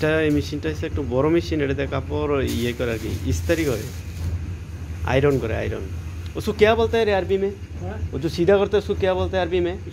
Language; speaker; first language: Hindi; non-native, fluent; Bangla